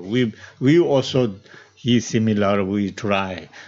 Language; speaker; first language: English; non-native, learner; Tibetan